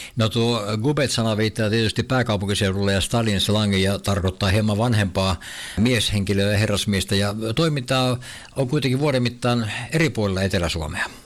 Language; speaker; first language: Finnish; native; Finnish